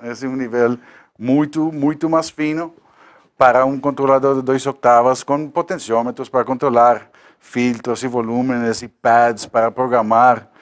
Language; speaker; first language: Portuguese; non-native, learner; Spanish